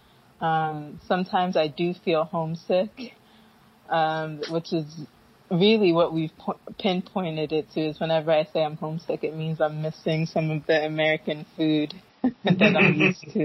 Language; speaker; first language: English; early bilingual, other home language; Akan